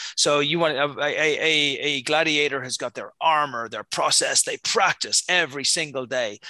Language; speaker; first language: English; native; English